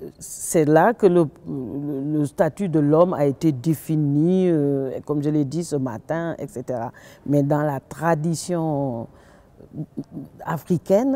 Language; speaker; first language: French; non-native, local second language; Wolof